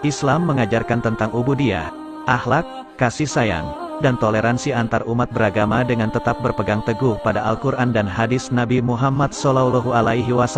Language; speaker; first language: Indonesian; native; Indonesian